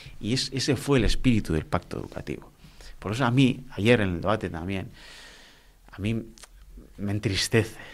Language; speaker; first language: Spanish; non-native, local second language; Basque